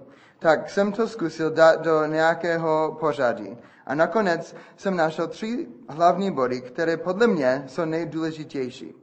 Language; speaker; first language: Czech; non-native, fluent; English